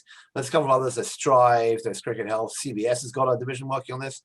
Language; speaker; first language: English; native; English